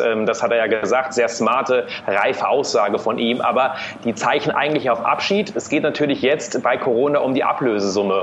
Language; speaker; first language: German; native; German